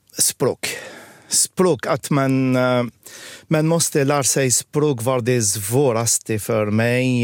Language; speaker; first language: Swedish; non-native, fluent; Arabic